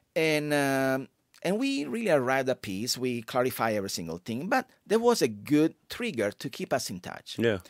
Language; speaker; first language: English; non-native, fluent; Italian